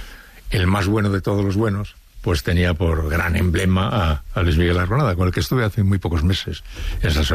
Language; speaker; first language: Spanish; native; Spanish